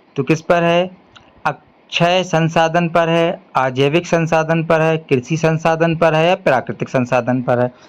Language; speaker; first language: Hindi; native; Hindi